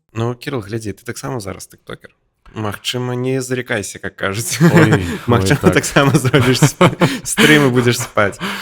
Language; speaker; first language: Belarusian; non-native, local second language; Russian